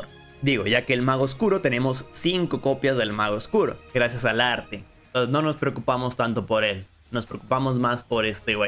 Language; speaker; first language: Spanish; native; Spanish